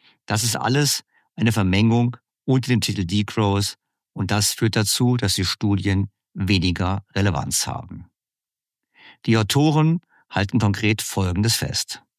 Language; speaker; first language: German; native; German